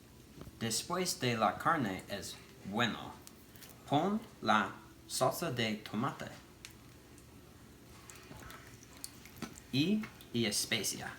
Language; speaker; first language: Spanish; non-native, learner; English